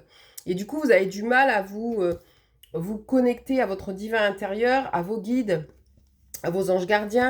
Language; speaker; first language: French; native; French